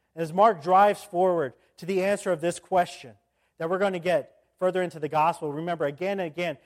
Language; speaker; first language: English; native; English